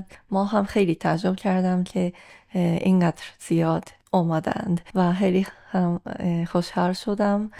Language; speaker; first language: Persian; non-native, fluent; Japanese